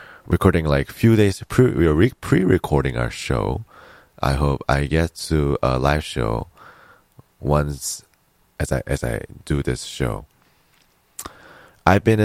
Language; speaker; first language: English; non-native, fluent; Korean